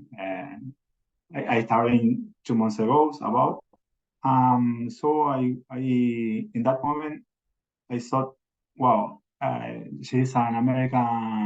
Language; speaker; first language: English; non-native, learner; Spanish